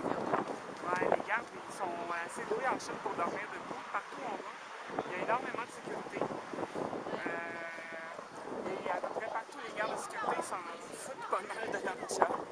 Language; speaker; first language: French; native; French